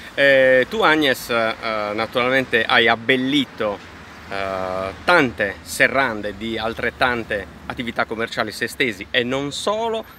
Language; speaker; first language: Italian; native; Italian